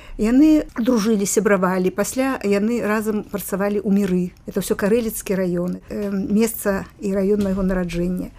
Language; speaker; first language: Belarusian; native; Belarusian